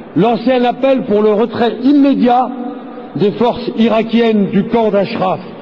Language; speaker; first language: French; native; French